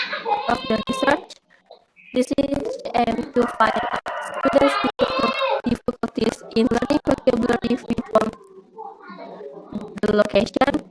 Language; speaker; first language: English; non-native, learner; Indonesian